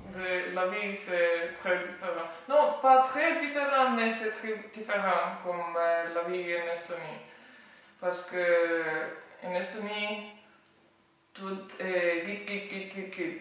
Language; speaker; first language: French; non-native, learner; Estonian